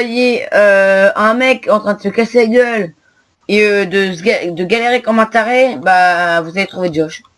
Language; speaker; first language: French; native; French